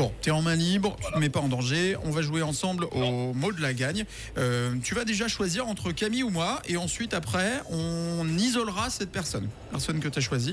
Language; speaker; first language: French; native; French